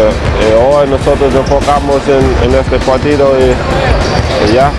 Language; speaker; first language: Spanish; non-native, learner; English